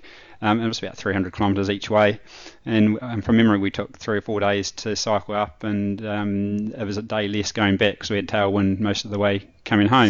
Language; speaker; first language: English; native; English